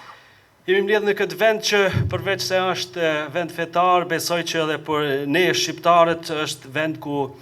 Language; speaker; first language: Albanian; native; Albanian